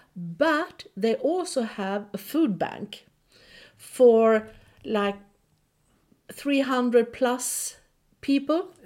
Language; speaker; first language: English; non-native, fluent; Swedish